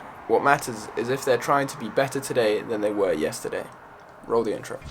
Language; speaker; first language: English; native; English